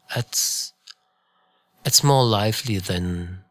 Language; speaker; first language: English; non-native, fluent; German